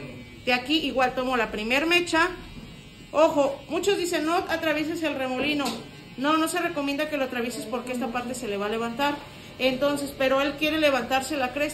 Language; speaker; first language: Spanish; native; Spanish